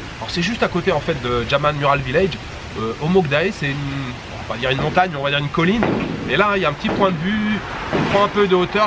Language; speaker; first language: French; native; French